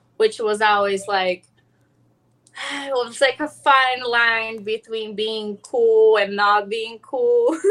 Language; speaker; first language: English; non-native, fluent; Portuguese